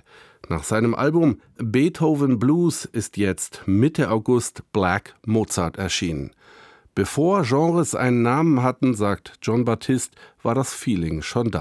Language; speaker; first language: German; native; German